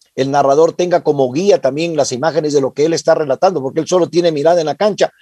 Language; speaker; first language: Spanish; native; Spanish